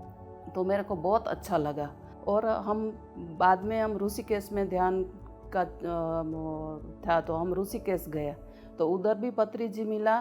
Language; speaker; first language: Hindi; non-native, local second language; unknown